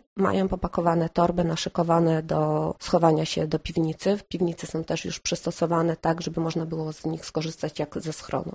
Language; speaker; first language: Polish; non-native, fluent; Ukrainian